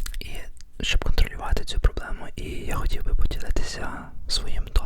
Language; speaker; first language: Ukrainian; early bilingual, heritage; Ukrainian